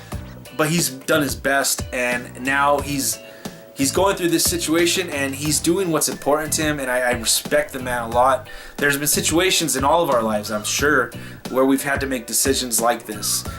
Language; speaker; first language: English; native; English